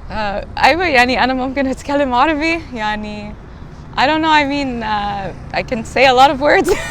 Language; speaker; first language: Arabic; non-native, learner; English